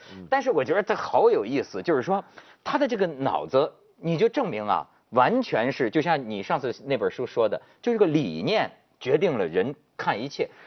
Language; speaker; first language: Chinese; native; Chinese